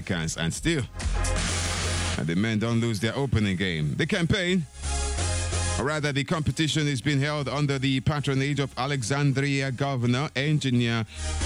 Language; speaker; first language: English; non-native, local second language; Yoruba